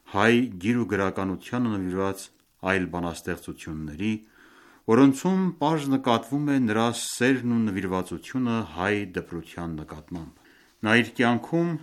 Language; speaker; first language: Armenian; early bilingual, heritage; Armenian